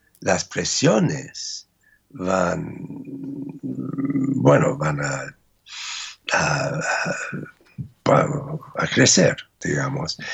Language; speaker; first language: Spanish; non-native, fluent; English